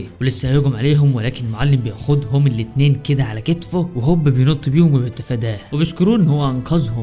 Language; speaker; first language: Arabic; native; Arabic